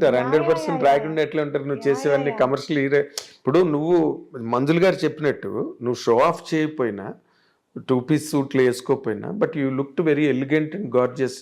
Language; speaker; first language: Telugu; native; Telugu